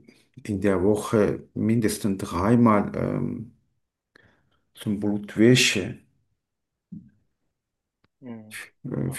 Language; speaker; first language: German; non-native, learner; Turkish